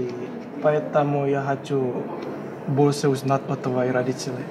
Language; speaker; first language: Russian; non-native, learner; Indonesian